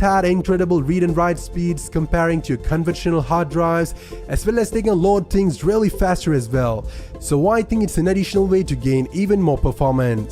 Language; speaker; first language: English; non-native, fluent; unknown